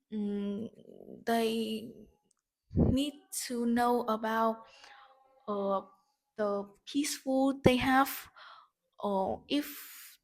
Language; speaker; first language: English; non-native, learner; Vietnamese